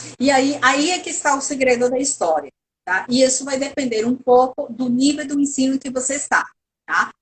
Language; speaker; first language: Portuguese; non-native, fluent; Spanish